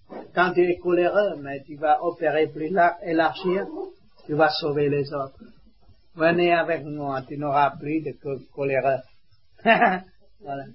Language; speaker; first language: French; non-native, learner; Vietnamese